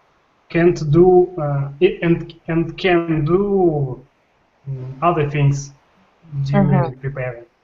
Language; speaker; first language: English; non-native, learner; Russian